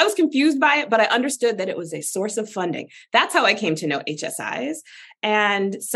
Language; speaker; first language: English; native; English